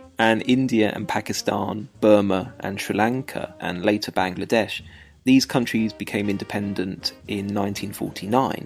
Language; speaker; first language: English; native; English